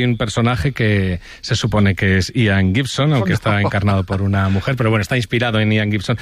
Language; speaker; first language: Spanish; native; Spanish